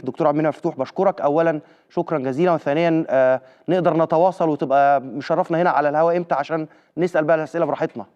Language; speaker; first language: Arabic; native; Arabic